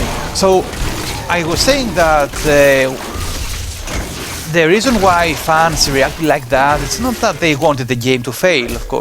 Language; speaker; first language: English; non-native, fluent; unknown